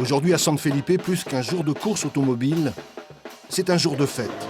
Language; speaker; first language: French; native; French